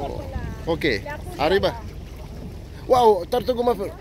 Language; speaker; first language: Spanish; non-native, learner; Russian